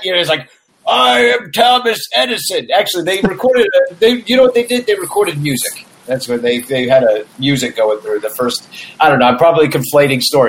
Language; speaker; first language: English; native; English